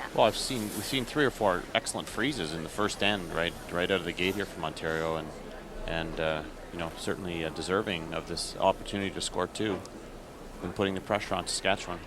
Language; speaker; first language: English; native; English